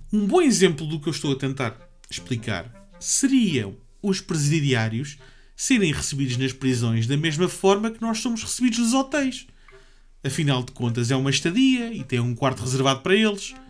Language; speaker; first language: Portuguese; native; Portuguese